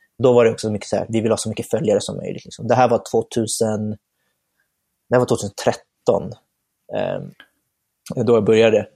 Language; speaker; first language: Swedish; early bilingual, other home language; Bangla